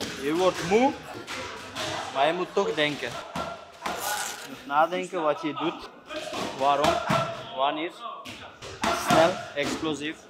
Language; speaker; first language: Dutch; non-native, learner; Armenian